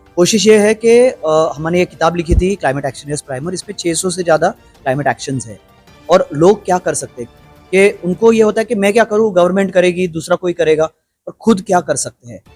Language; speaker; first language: Hindi; non-native, local second language; Marathi